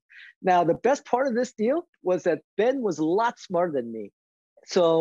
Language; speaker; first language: English; native; English